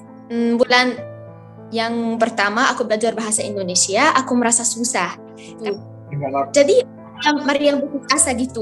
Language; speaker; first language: Indonesian; non-native, fluent; Arabic